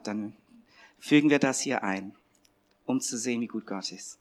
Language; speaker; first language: German; native; German